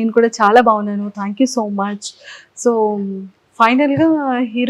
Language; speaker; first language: Telugu; native; Telugu